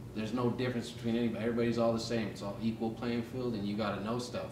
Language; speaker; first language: English; native; English